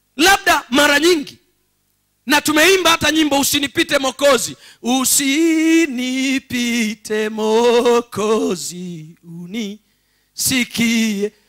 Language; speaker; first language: Swahili; native; Swahili